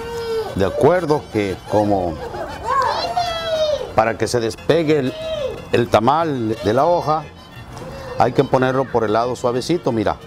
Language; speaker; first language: Spanish; native; Spanish